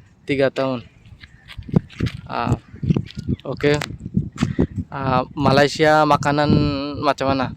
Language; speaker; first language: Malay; non-native, learner; Bangla